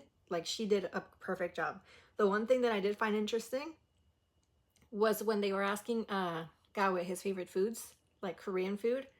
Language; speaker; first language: English; early bilingual, other home language; Spanish